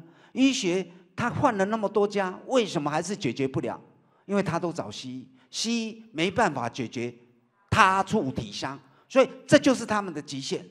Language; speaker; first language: Chinese; native; Chinese